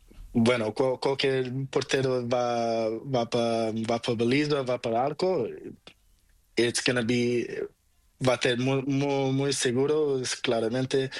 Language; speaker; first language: Spanish; non-native, learner; Portuguese